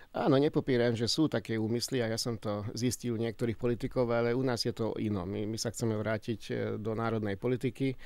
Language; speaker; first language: Slovak; non-native, local second language; Hungarian